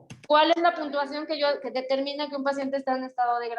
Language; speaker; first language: Spanish; native; Spanish